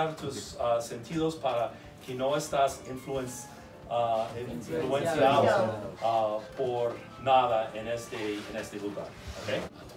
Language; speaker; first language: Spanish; non-native, learner; English